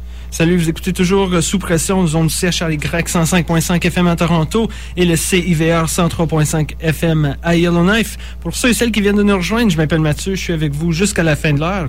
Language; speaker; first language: French; native; French